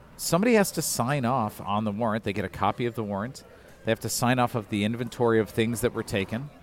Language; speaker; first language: English; native; English